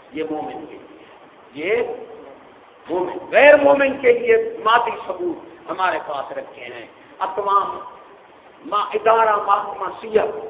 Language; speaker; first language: Urdu; non-native, local second language; Punjabi